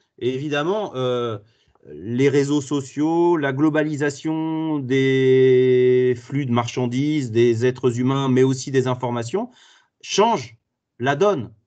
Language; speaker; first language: French; native; French